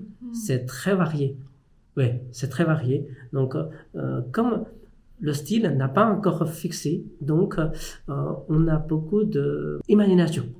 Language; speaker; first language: French; non-native, fluent; Chinese